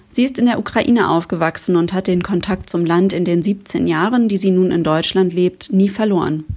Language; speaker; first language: German; native; German